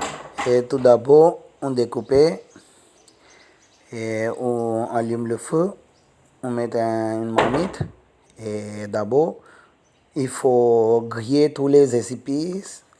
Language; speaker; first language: French; non-native, learner; Tamil